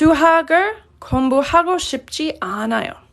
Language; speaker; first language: Korean; non-native, fluent; English